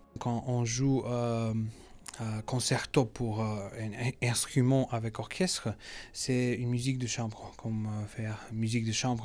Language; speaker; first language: French; non-native, learner; Macedonian